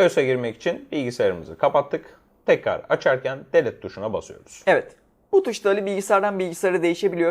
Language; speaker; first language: Turkish; native; Turkish